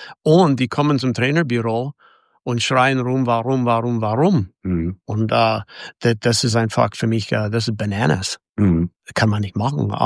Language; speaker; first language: German; non-native, fluent; English